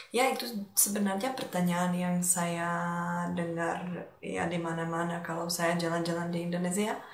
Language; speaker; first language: Indonesian; non-native, fluent; Czech